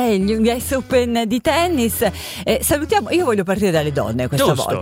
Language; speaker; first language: Italian; native; Italian